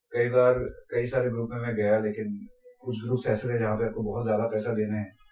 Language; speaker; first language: Hindi; non-native, local second language; Assamese